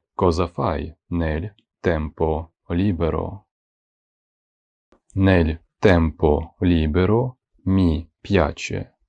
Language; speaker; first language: Italian; non-native, fluent; Ukrainian